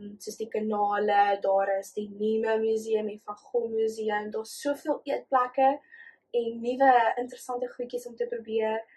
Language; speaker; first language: Afrikaans; native; Afrikaans